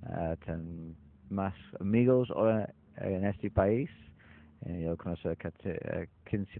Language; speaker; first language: Spanish; non-native, learner; English